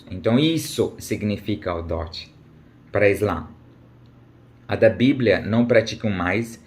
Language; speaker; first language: Portuguese; non-native, learner; Urdu